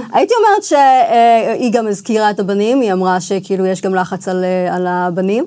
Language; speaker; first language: Hebrew; early bilingual, other home language; English